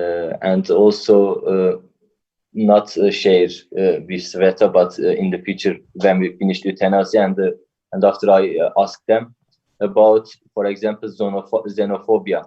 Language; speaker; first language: English; non-native, learner; Turkish